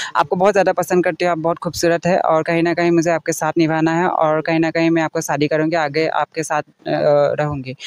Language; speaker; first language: Hindi; non-native, local second language; Assamese